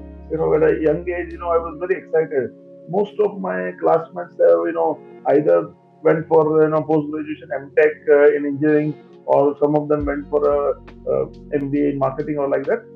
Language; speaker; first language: English; non-native, local second language; Gujarati